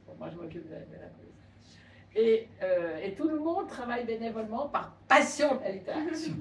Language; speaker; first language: French; native; French